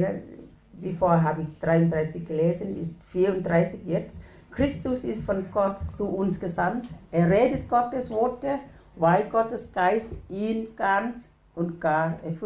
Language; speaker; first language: German; non-native, learner; Thai